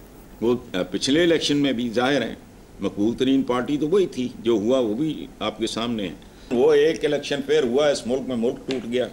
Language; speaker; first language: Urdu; non-native, local second language; Punjabi